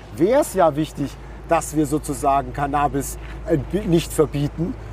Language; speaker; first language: German; native; German